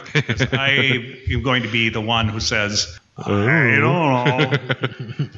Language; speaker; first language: English; native; English